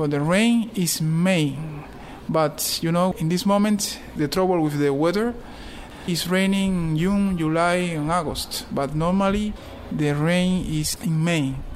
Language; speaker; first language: English; non-native, learner; Spanish